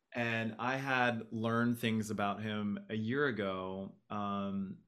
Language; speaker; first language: English; native; English